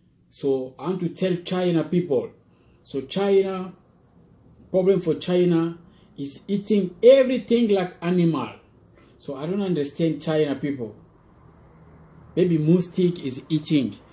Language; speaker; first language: English; non-native, learner; Lingala